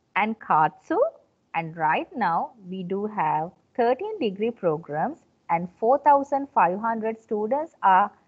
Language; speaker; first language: English; non-native, local second language; Sinhala